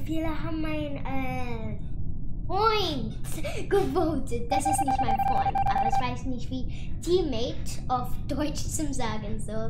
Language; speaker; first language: German; non-native, learner; English